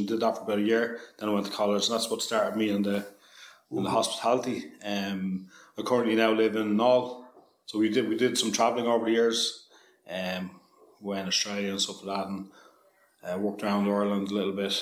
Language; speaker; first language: English; native; English